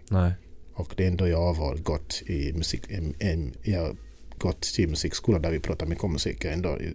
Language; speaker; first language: Swedish; non-native, fluent; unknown